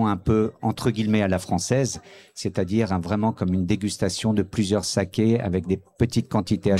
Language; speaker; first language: French; native; French